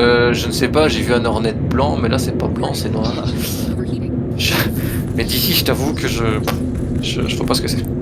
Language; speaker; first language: French; native; French